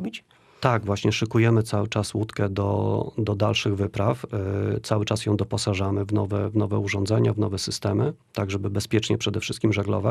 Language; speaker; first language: Polish; native; Polish